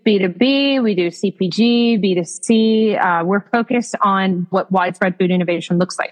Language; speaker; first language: English; native; English